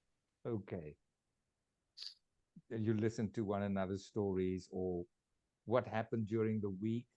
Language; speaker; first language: English; non-native, fluent; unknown